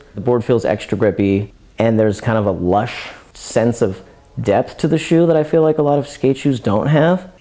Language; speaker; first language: English; native; English